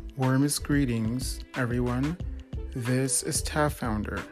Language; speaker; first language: English; native; English